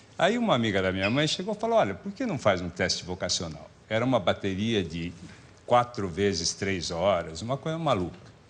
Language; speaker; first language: Portuguese; early bilingual, other home language; Japanese